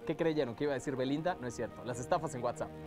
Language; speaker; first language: Spanish; native; Spanish